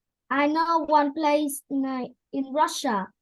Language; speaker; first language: English; non-native, learner; Vietnamese